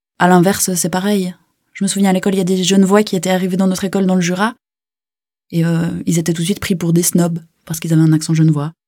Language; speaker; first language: French; native; French